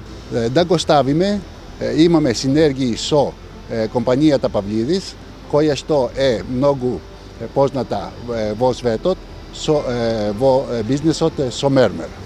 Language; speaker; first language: Macedonian; non-native, learner; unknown